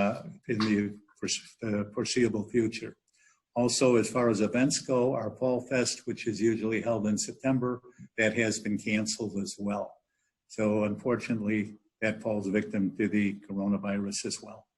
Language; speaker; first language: English; native; English